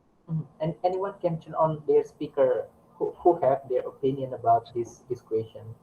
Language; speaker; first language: English; non-native, learner; Indonesian